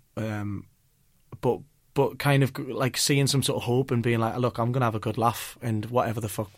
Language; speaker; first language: English; native; English